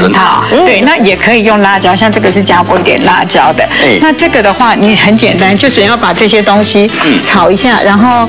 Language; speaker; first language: Chinese; native; Chinese